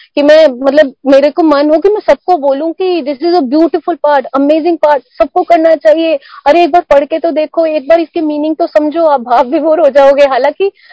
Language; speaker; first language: Hindi; non-native, local second language; Punjabi